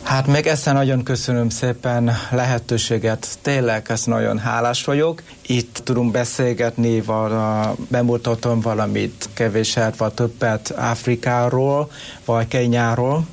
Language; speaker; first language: Hungarian; non-native, learner; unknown